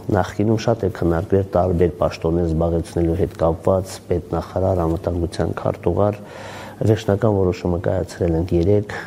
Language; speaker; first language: Armenian; native; Armenian